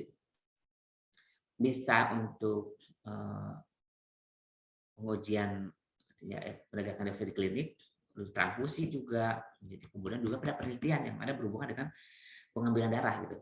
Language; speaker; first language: Indonesian; native; Indonesian